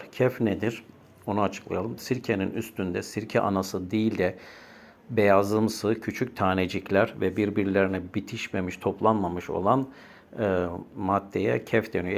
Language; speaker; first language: Turkish; native; Turkish